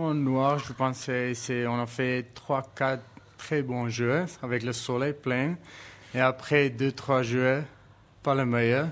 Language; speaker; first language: French; non-native, learner; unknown